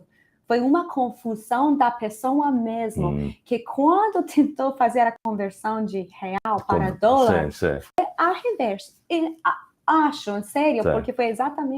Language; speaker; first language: Portuguese; non-native, fluent; Spanish